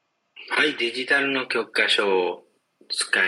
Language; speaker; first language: Japanese; non-native, learner; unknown